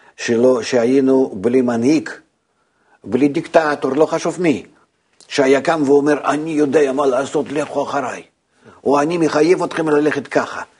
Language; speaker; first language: Hebrew; native; Hebrew